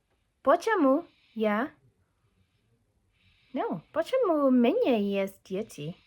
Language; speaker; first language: Russian; non-native, learner; English